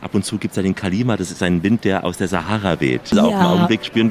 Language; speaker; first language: German; native; German